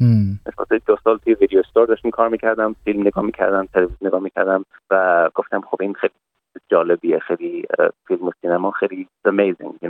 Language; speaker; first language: Persian; early bilingual, heritage; Persian